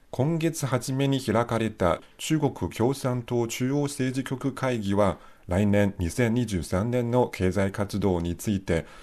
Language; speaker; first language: Japanese; non-native, fluent; Chinese